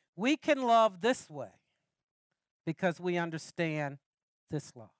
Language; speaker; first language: English; native; English